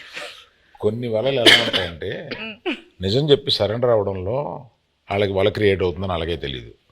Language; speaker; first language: Telugu; native; Telugu